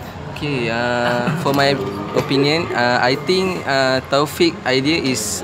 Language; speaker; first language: English; non-native, local second language; Malay